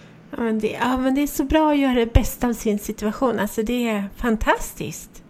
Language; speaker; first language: Swedish; native; Swedish